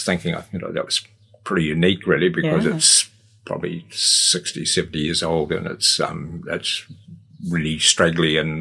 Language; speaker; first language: English; native; English